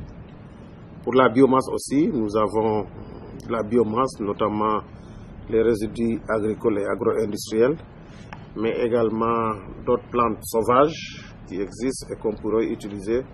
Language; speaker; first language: French; non-native, local second language; Wolof